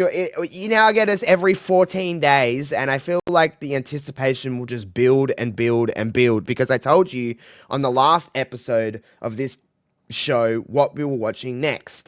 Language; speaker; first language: English; native; English